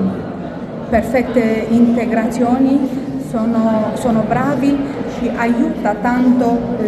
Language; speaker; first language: Italian; non-native, learner; Romanian